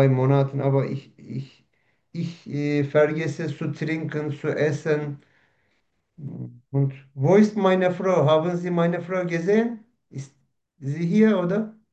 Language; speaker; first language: German; non-native, learner; Turkish